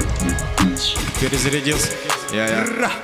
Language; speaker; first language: Russian; native; Russian